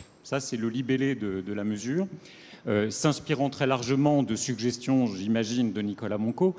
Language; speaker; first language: French; native; French